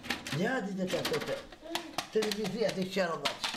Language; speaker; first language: German; non-native, learner; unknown